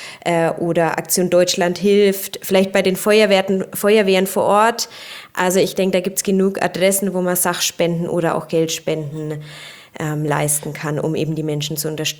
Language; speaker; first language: German; native; German